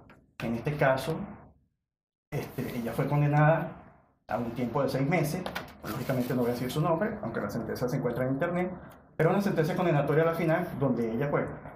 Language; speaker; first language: Spanish; native; Spanish